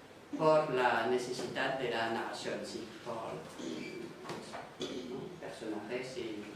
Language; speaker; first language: Spanish; non-native, fluent; French